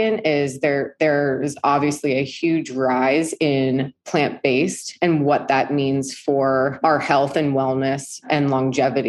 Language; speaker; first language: English; native; English